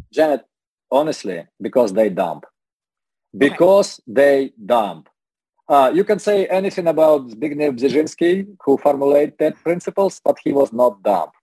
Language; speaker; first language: English; non-native, learner; Russian